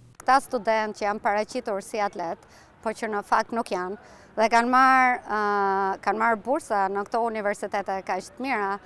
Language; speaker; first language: Albanian; early bilingual, heritage; Albanian